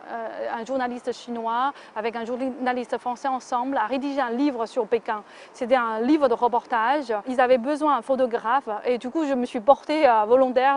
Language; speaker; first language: French; non-native, fluent; Chinese